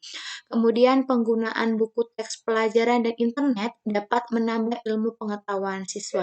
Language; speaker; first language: Indonesian; native; Indonesian